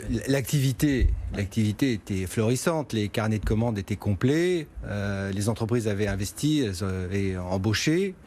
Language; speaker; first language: French; native; French